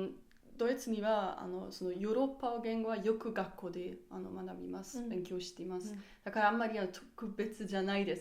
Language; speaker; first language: Japanese; non-native, learner; German